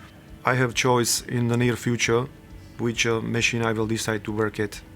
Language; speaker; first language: English; non-native, learner; Slovak